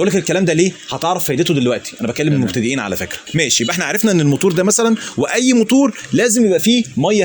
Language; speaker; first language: Arabic; native; Arabic